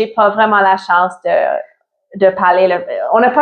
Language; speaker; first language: French; early bilingual, other home language; Italian